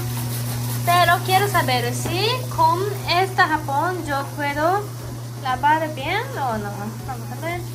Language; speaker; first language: Spanish; non-native, learner; Japanese